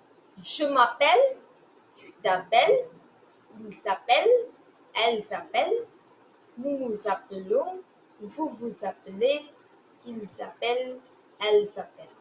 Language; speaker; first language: French; non-native, fluent; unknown